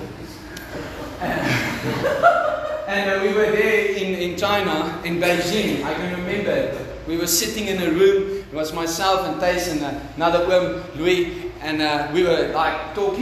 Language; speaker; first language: English; non-native, local second language; Afrikaans